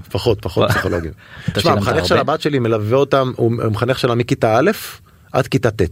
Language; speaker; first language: Hebrew; native; Hebrew